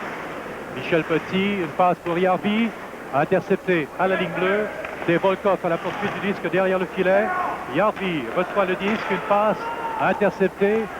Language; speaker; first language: French; native; French